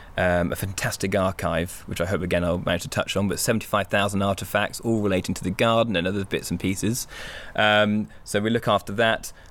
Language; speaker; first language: English; native; English